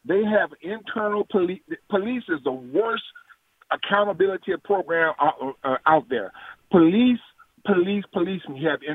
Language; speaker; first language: English; native; English